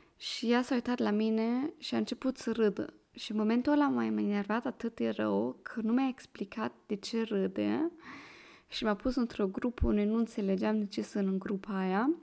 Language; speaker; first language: Romanian; early bilingual, heritage; Romanian